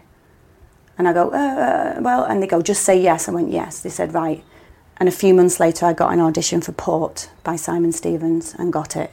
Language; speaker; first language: English; native; English